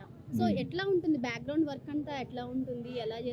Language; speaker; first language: Telugu; native; Telugu